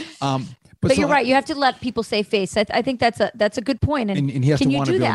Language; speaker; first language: English; native; English